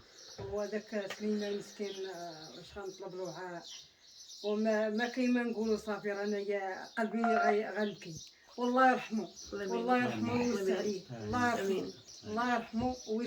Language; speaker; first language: Arabic; native; Arabic